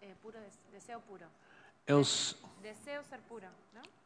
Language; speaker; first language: Spanish; native; Spanish